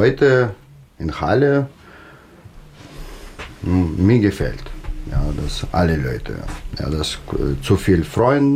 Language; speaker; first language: German; non-native, learner; Russian